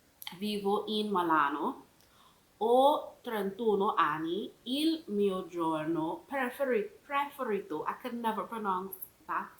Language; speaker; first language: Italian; non-native, learner; English